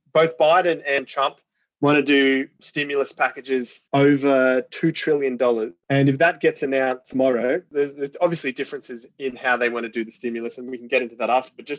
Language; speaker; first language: English; native; English